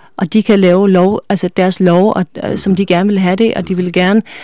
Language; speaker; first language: Danish; non-native, fluent; English